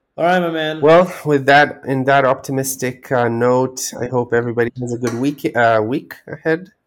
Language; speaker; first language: English; non-native, fluent; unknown